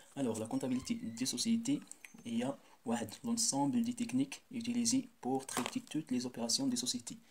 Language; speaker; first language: French; non-native, local second language; Arabic